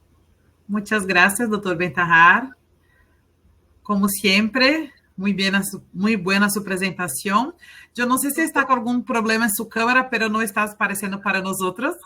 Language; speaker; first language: Spanish; non-native, learner; Portuguese